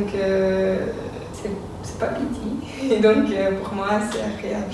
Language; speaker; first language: French; non-native, fluent; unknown